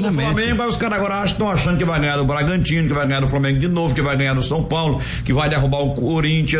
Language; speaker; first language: Portuguese; native; Portuguese